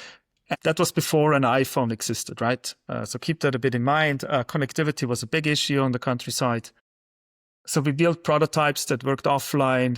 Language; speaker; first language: English; non-native, fluent; German